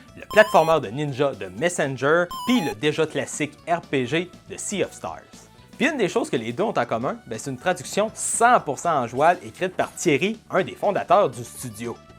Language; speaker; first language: French; native; French